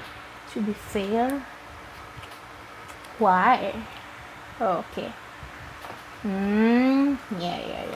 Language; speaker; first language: English; non-native, learner; Indonesian